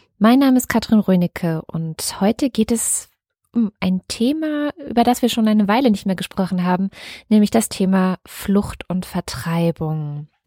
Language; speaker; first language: German; native; German